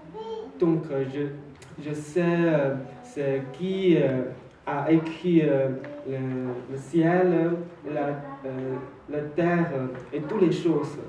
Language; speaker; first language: French; non-native, learner; Chinese